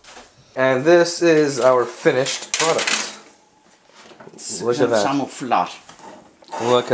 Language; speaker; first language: English; early bilingual, other home language; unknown